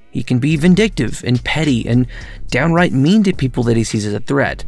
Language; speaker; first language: English; native; English